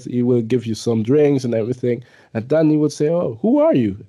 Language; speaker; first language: English; early bilingual, other home language; German